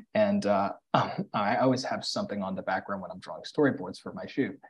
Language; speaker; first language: English; native; English